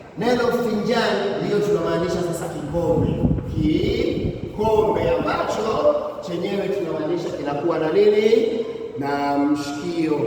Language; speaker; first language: Swahili; native; Swahili